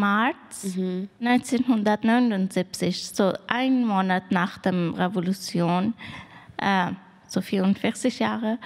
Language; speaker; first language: German; non-native, learner; Persian